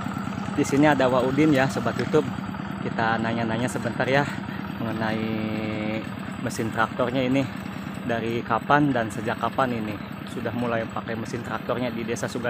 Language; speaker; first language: Indonesian; native; Indonesian